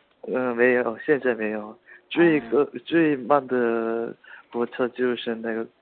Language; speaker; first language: Chinese; non-native, learner; Korean